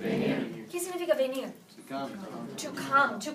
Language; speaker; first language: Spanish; non-native, fluent; English